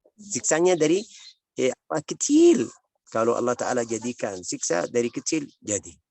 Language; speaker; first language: Indonesian; non-native, learner; Arabic